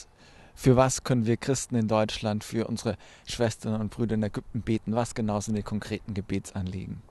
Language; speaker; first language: German; native; German